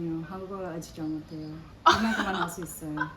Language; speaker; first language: Korean; non-native, learner; Indonesian